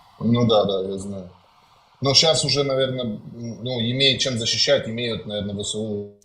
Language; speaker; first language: Russian; native; Russian